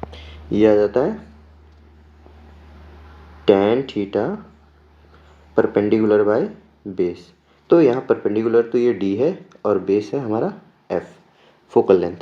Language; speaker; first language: Hindi; native; Hindi